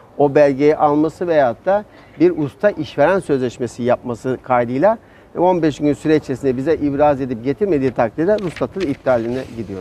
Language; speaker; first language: Turkish; native; Turkish